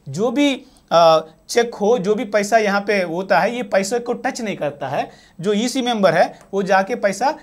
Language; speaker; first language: Hindi; non-native, local second language; Telugu